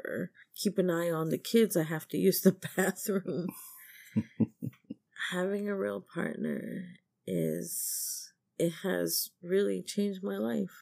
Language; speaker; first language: English; native; English